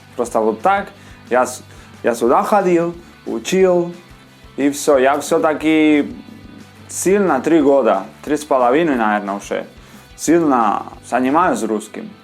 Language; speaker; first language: Russian; non-native, fluent; Spanish